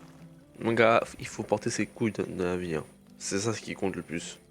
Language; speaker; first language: French; native; French